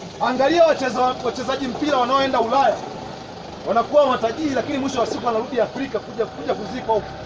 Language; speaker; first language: Swahili; native; Swahili